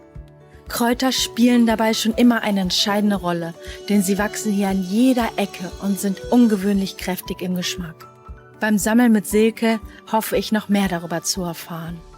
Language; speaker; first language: German; native; German